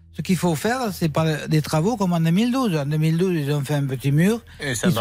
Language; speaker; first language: French; native; French